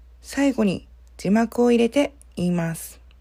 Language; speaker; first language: Japanese; native; Japanese